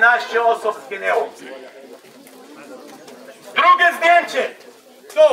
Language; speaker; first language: Polish; non-native, fluent; Arabic